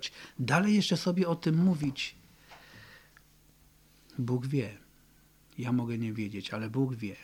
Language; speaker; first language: Polish; native; Polish